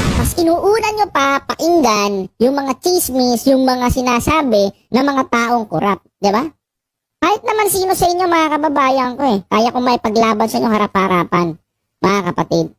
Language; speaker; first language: Filipino; native; Filipino